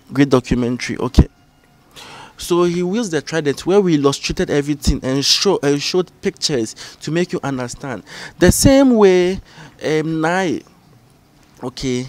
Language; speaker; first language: English; non-native, local second language; Ga